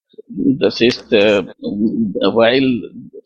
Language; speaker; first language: German; non-native, fluent; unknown